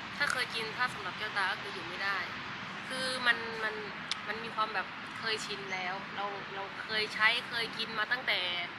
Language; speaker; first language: Thai; native; Thai